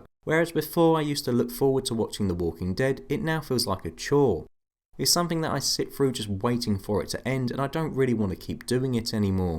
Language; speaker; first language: English; native; English